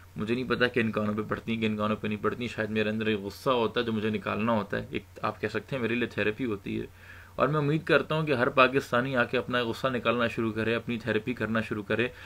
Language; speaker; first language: Urdu; native; Urdu